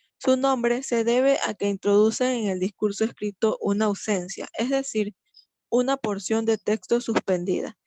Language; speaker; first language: Spanish; native; Spanish